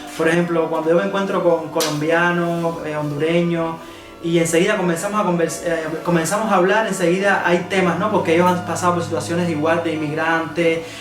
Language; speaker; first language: Spanish; native; Spanish